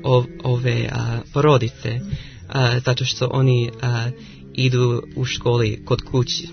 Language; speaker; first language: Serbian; non-native, learner; English